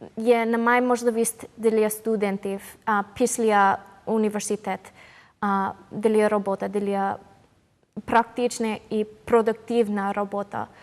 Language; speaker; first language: Ukrainian; non-native, learner; English